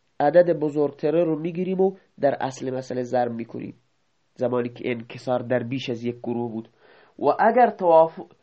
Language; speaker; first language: Persian; non-native, local second language; Baluchi